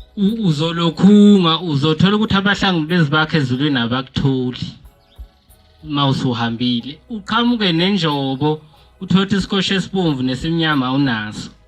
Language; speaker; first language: Zulu; native; Zulu